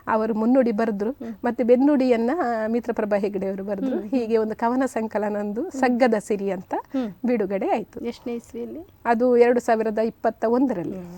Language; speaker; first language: Kannada; native; Kannada